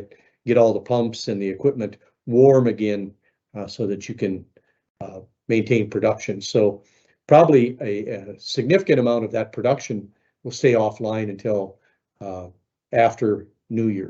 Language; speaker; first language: English; native; English